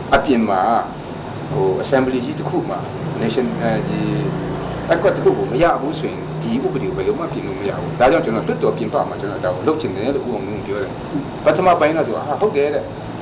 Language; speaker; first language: Burmese; non-native, local second language; Kachin